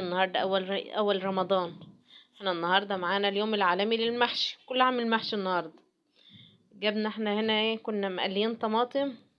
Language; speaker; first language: Arabic; native; Arabic